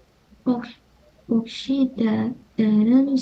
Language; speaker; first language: Korean; non-native, learner; Indonesian